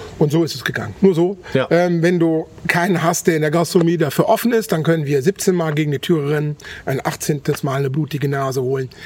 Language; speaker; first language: German; native; German